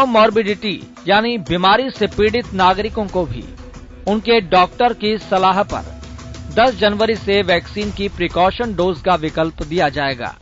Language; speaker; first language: Hindi; native; Hindi